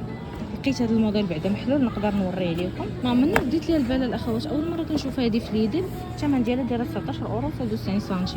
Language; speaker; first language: Arabic; native; Arabic